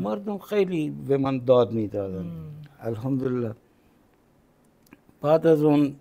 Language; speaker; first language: Persian; non-native, fluent; Punjabi